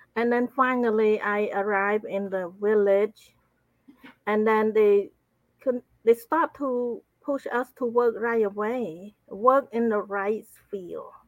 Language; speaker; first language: English; non-native, fluent; Khmer